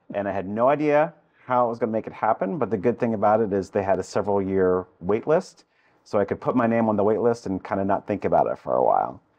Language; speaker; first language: English; native; English